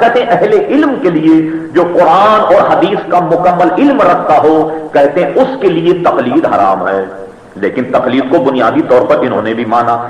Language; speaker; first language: Urdu; native; Urdu